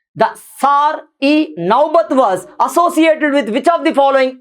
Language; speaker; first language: English; non-native, local second language; Telugu